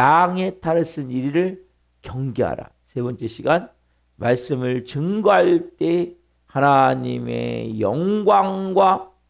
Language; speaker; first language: Korean; native; Korean